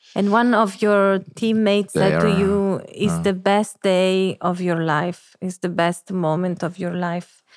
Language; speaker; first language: English; non-native, fluent; Italian